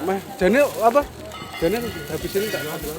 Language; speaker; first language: Indonesian; non-native, fluent; Korean